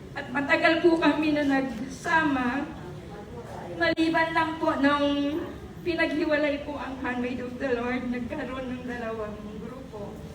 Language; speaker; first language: Filipino; non-native, local second language; Bikol